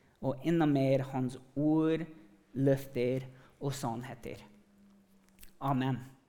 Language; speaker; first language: Norwegian; early bilingual, other home language; English